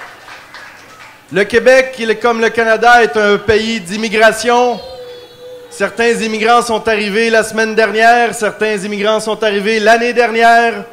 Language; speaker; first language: French; native; French